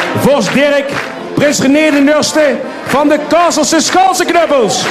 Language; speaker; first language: Dutch; native; Dutch